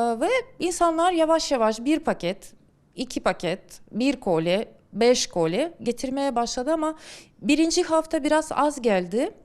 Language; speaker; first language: Turkish; non-native, fluent; Ukrainian